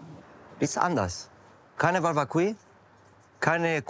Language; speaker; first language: German; non-native, learner; Spanish